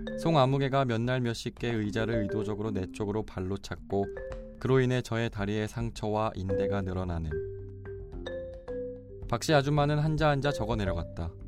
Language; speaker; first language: Korean; native; Korean